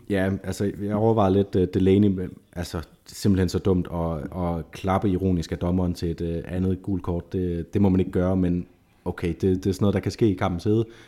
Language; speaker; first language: Danish; native; Danish